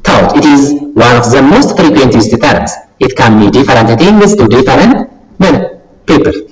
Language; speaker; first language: English; non-native, local second language; Amharic